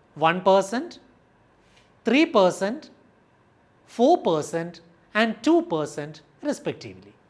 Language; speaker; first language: English; non-native, local second language; Malayalam